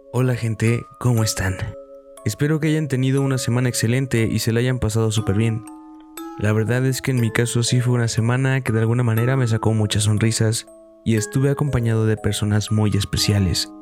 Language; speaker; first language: Spanish; native; Spanish